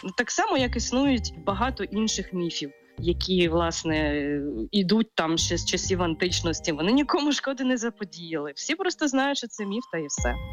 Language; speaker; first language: Ukrainian; native; Ukrainian